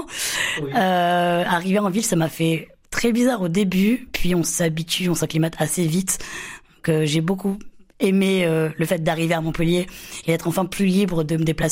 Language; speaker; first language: French; native; French